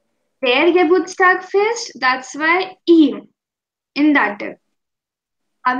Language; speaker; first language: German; non-native, fluent; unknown